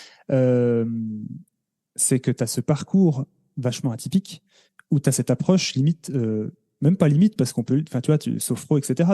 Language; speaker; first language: French; native; French